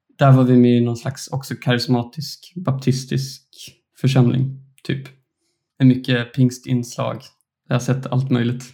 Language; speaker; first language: Swedish; native; Swedish